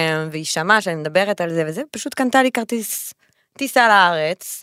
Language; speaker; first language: Hebrew; non-native, fluent; French